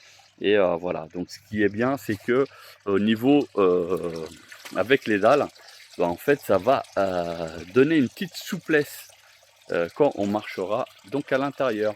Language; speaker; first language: French; native; French